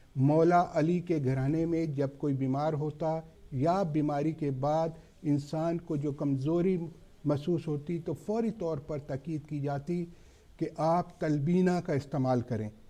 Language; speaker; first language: Urdu; native; Urdu